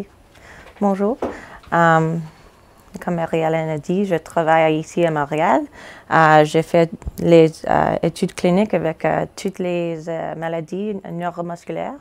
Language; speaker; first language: French; non-native, fluent; English